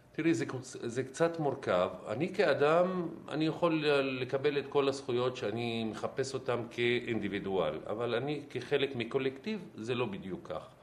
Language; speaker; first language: Hebrew; non-native, local second language; Arabic